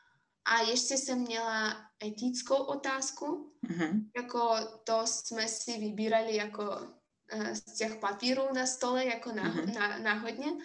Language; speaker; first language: Czech; non-native, fluent; Russian